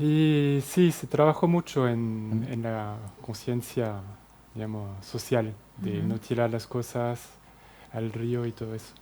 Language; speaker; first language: Spanish; non-native, fluent; French